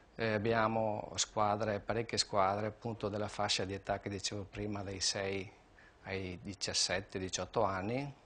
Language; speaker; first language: Italian; native; Italian